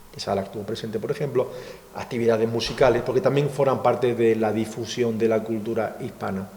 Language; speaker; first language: Spanish; native; Spanish